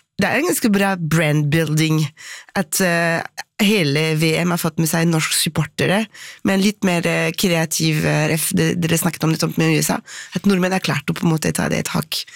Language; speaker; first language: Norwegian; non-native, fluent; French